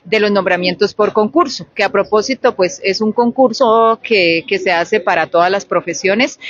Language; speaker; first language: Spanish; native; Spanish